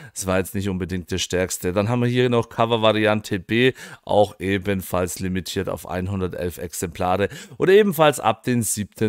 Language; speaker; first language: German; native; German